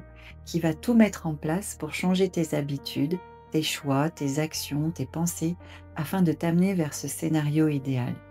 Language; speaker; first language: French; native; French